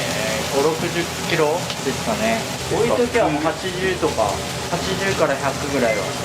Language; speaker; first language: Japanese; native; Japanese